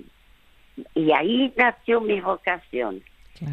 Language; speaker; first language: Spanish; early bilingual, other home language; French